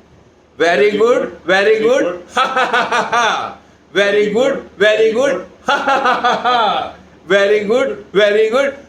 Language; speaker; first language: English; non-native, local second language; Punjabi